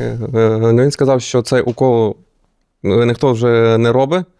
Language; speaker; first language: Ukrainian; non-native, local second language; Russian